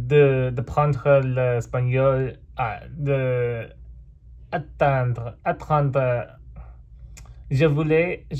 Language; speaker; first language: French; non-native, fluent; English